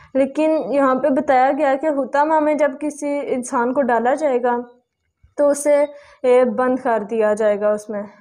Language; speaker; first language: Urdu; native; Urdu